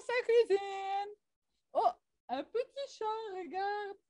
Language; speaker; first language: French; non-native, local second language; Arabic